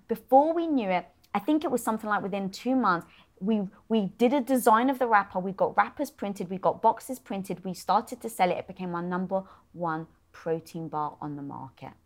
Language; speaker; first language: English; native; English